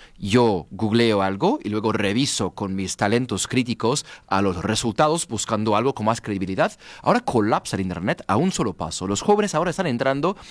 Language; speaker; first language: Spanish; non-native, fluent; English